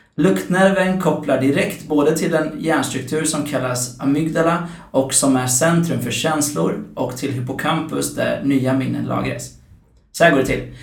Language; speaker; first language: Swedish; early bilingual, other home language; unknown